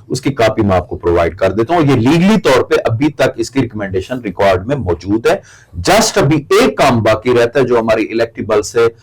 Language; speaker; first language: Urdu; non-native, local second language; Saraiki